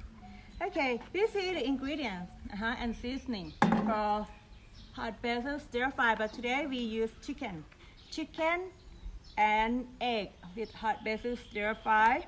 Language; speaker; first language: English; non-native, learner; Thai